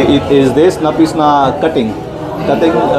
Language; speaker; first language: Russian; non-native, learner; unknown